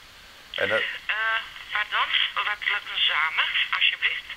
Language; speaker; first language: Dutch; non-native, learner; Serbian